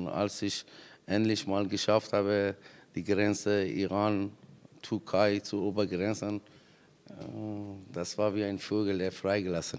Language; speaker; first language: German; non-native, fluent; Persian